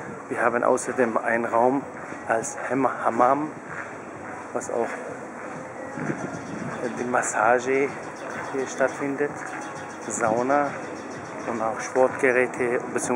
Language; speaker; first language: German; early bilingual, other home language; Turkish